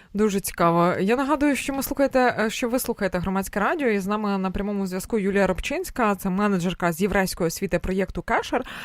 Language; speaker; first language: Ukrainian; native; Ukrainian